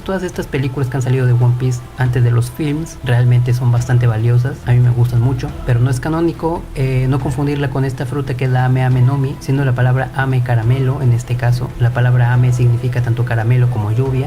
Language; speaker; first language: Spanish; native; Spanish